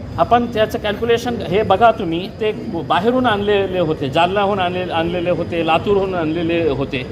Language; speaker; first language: Marathi; non-native, local second language; Urdu